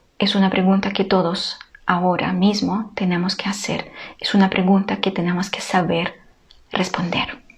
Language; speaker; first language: Spanish; non-native, fluent; Ukrainian